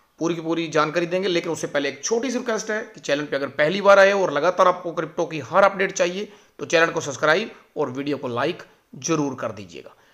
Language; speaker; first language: Hindi; native; Hindi